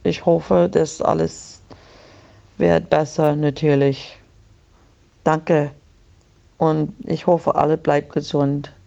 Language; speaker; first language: German; non-native, fluent; English